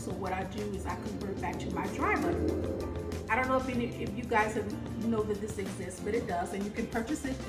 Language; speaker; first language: English; native; English